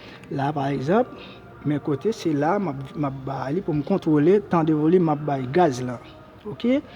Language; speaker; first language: French; non-native, learner; Haitian Creole